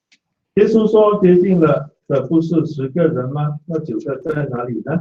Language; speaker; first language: Chinese; native; Chinese